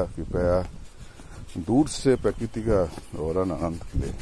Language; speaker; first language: Hindi; non-native, local second language; Bangla